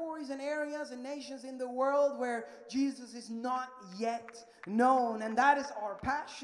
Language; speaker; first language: English; non-native, fluent; Swedish